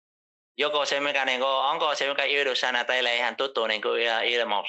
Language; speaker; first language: Finnish; non-native, fluent; Vietnamese